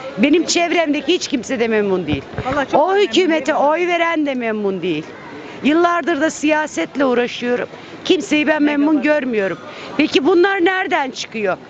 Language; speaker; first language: Turkish; native; Turkish